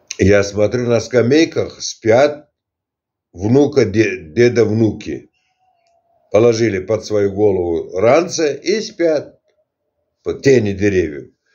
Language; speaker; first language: Russian; non-native, local second language; Turkmen